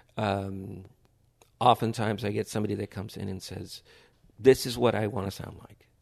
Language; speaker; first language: English; native; English